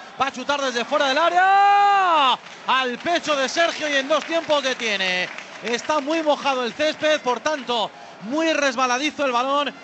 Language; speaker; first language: Spanish; native; Spanish